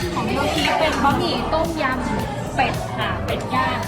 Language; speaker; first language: Thai; native; Thai